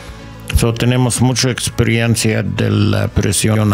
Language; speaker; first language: Spanish; non-native, fluent; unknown